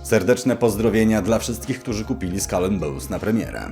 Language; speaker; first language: Polish; native; Polish